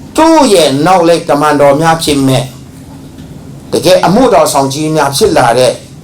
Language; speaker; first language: Burmese; non-native, local second language; Hakha Chin